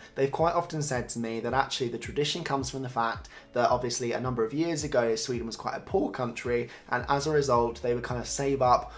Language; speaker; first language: English; native; English